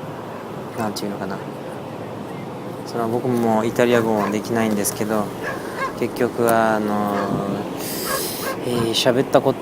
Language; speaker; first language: Japanese; non-native, fluent; French